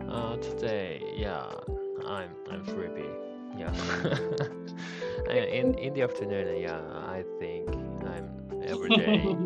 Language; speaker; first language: English; non-native, learner; Japanese